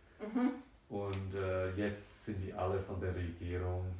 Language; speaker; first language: German; non-native, fluent; French